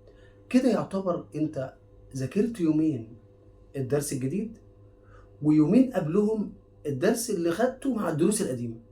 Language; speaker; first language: Arabic; native; Arabic